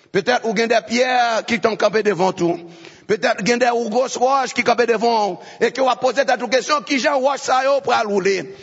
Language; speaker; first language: French; non-native, local second language; Haitian Creole